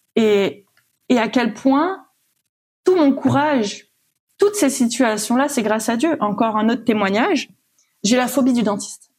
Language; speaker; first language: French; native; French